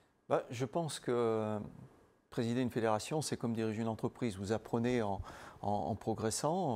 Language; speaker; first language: French; native; French